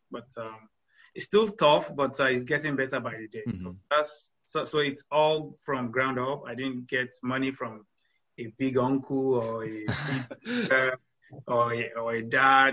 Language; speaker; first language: English; non-native, local second language; Yoruba